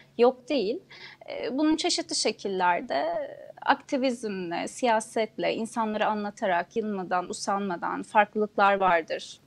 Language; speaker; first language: Turkish; non-native, local second language; Kurdish